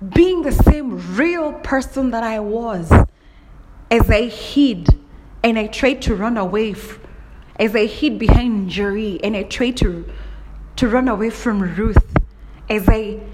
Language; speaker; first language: English; non-native, local second language; Kikuyu